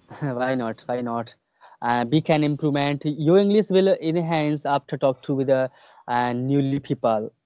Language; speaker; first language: English; non-native, learner; Hindi